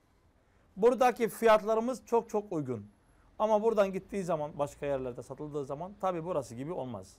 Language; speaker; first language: Turkish; native; Turkish